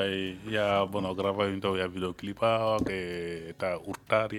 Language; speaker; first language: Basque; non-native, learner; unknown